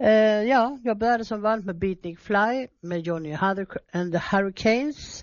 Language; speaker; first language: Swedish; native; Swedish